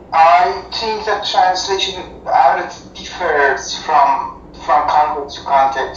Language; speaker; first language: English; non-native, fluent; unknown